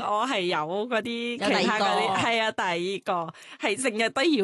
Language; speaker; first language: Cantonese; non-native, learner; Thai